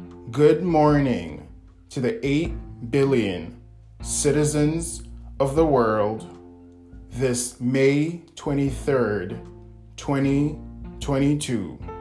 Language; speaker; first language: English; native; English